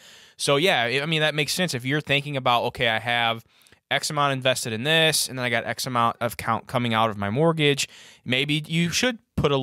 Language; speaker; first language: English; native; English